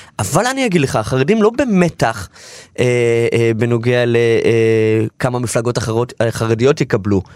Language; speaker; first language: Hebrew; native; Hebrew